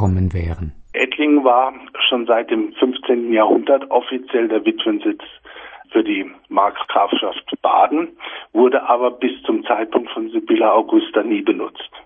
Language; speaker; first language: German; native; German